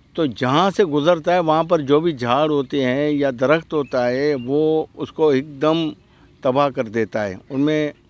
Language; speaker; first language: Urdu; non-native, local second language; Baluchi